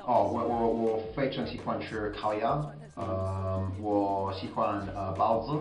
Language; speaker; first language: Chinese; non-native, learner; English